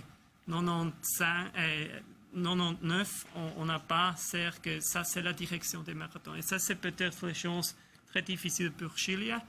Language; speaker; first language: French; non-native, local second language; German